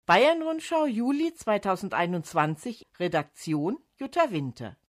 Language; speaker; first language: German; native; German